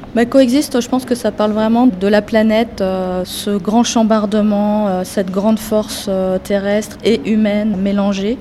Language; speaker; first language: French; native; French